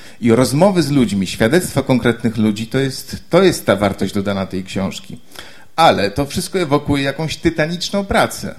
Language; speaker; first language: Polish; native; Polish